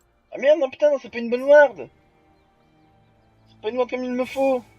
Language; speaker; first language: French; native; French